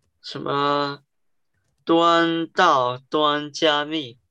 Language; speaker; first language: Chinese; early bilingual, heritage; Chinese